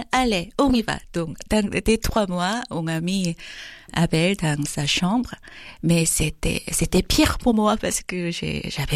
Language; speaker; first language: French; non-native, fluent; Korean